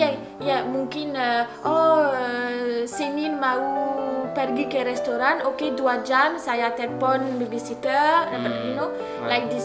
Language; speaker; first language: Indonesian; non-native, learner; English